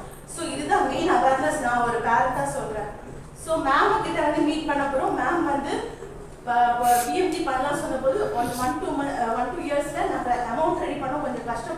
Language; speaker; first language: Tamil; native; Tamil